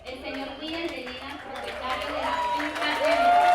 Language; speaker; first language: Spanish; native; Spanish